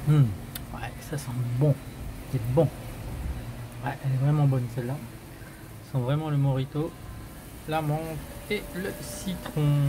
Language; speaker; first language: French; native; French